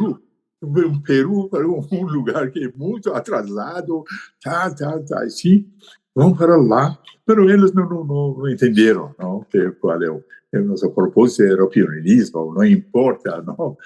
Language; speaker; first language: Portuguese; non-native, learner; Persian